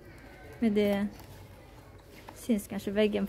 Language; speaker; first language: Swedish; non-native, learner; Japanese